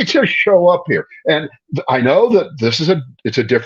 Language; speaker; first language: English; native; English